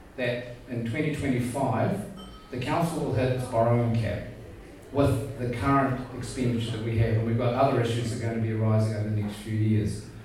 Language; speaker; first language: English; native; English